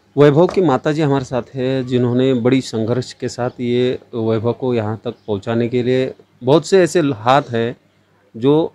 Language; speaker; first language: Hindi; non-native, local second language; Marathi